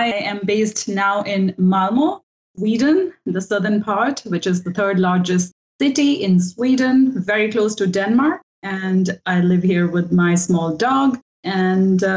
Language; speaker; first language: English; non-native, local second language; Hindi